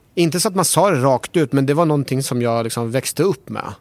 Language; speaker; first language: Swedish; early bilingual, other home language; Persian